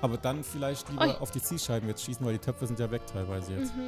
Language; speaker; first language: German; native; German